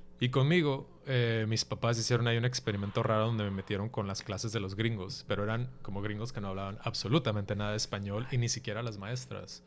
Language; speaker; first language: Spanish; early bilingual, heritage; Spanish